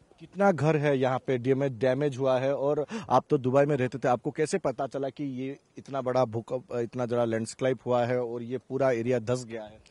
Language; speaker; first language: Hindi; non-native, local second language; Odia